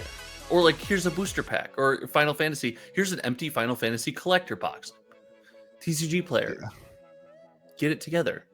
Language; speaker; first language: English; native; English